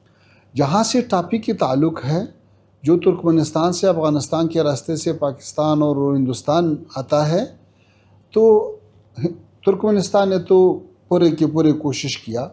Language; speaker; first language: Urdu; non-native, fluent; Pashto